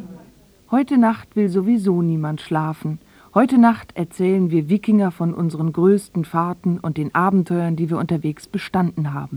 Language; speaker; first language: German; native; German